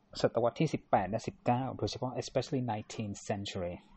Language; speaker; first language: English; non-native, learner; Thai